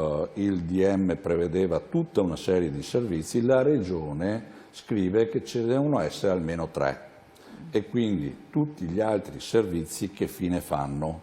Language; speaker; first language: Italian; native; Italian